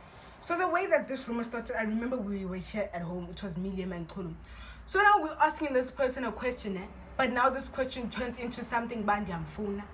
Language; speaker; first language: English; non-native, local second language; Xhosa